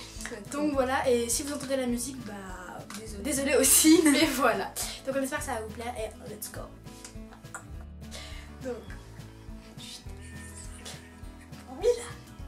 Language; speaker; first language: French; native; French